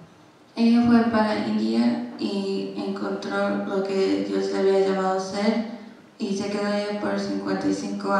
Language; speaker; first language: Spanish; non-native, learner; English